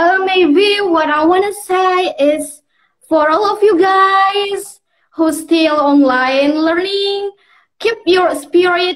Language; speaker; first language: English; non-native, learner; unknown